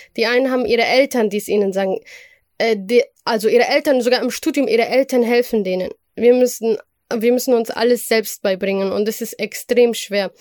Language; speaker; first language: German; early bilingual, other home language; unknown